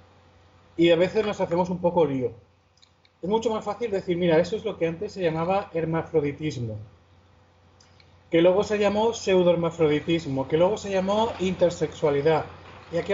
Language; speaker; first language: Spanish; native; Spanish